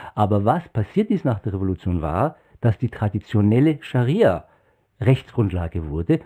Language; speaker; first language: German; non-native, fluent; Persian